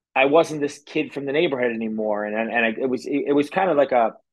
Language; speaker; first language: English; native; English